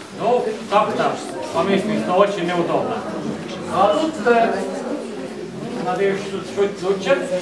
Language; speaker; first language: Russian; non-native, learner; Estonian